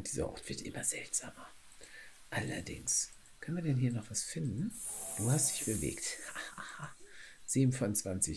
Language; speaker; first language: German; native; German